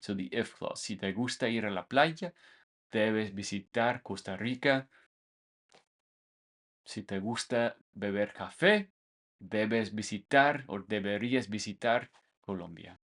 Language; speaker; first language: Spanish; non-native, fluent; English